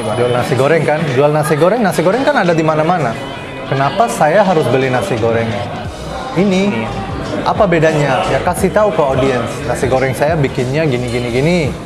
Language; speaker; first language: Indonesian; non-native, fluent; Bangla